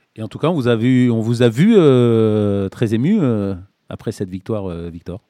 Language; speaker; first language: French; native; French